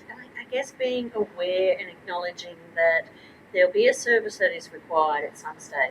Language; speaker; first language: English; native; English